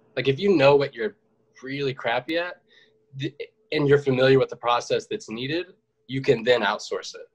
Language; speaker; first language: English; native; English